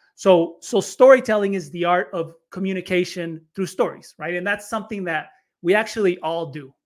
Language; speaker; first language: English; native; English